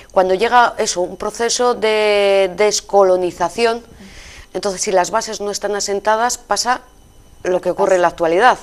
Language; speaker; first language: Spanish; native; Spanish